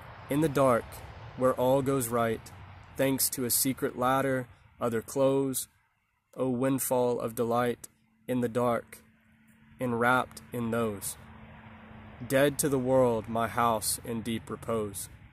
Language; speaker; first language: English; native; English